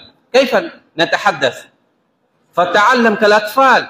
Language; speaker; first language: Arabic; non-native, fluent; Bangla